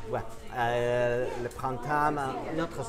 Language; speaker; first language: French; non-native, fluent; Spanish